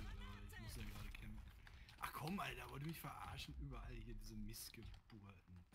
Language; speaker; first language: German; native; German